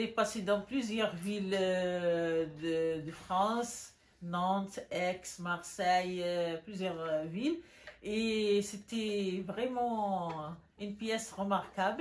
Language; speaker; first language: French; non-native, local second language; Arabic